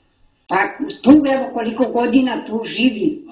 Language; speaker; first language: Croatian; non-native, local second language; Romany